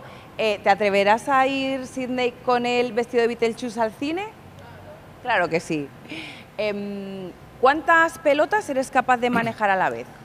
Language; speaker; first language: Spanish; native; Spanish